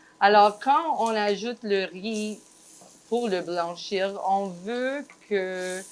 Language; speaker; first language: French; non-native, fluent; English